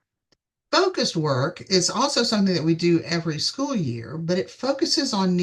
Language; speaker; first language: English; native; English